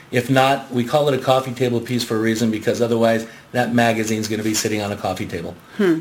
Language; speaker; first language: English; native; English